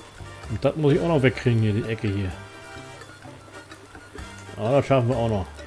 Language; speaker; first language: German; native; German